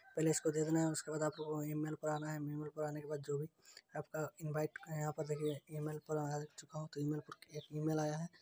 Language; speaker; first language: Hindi; native; Hindi